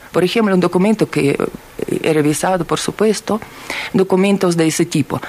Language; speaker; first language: Spanish; non-native, fluent; Russian